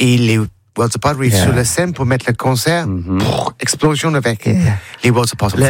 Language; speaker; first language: French; non-native, learner; English